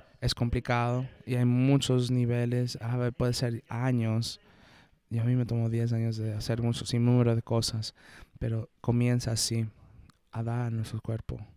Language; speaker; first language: Spanish; non-native, fluent; English